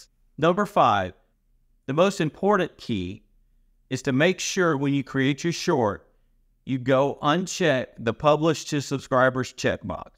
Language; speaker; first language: English; native; English